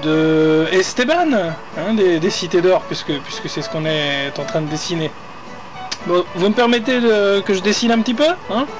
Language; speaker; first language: French; native; French